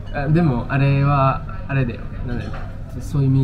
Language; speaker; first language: Japanese; non-native, learner; Kannada